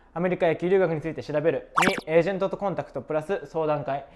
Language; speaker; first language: Japanese; native; Japanese